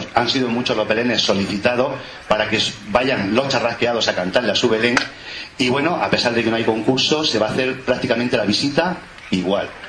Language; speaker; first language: Spanish; native; Spanish